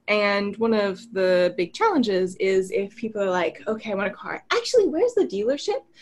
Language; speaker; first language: English; native; English